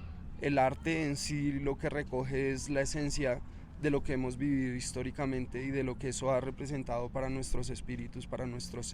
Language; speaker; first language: Spanish; native; Spanish